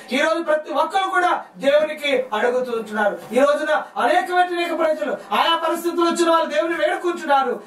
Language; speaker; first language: Telugu; non-native, local second language; Lambadi